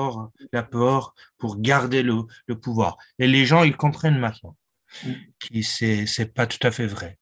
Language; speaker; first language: French; non-native, fluent; Persian